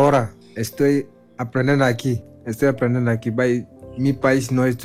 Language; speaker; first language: Spanish; non-native, learner; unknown